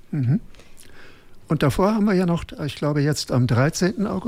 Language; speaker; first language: German; native; German